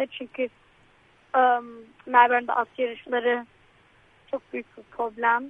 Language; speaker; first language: Turkish; early bilingual, heritage; Turkish